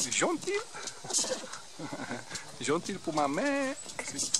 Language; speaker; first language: French; non-native, local second language; Malagasy